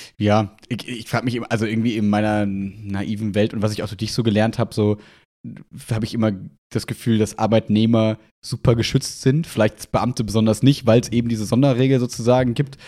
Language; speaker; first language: German; native; German